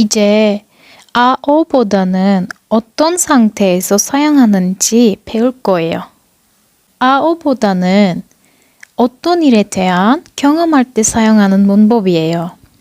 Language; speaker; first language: Korean; non-native, fluent; Turkish